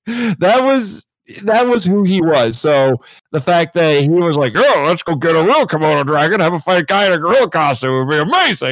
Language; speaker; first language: English; native; English